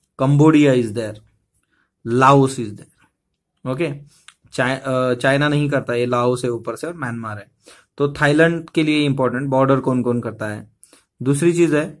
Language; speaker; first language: Hindi; non-native, local second language; Marathi